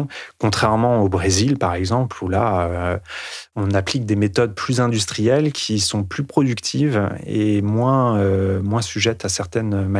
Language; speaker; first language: French; native; French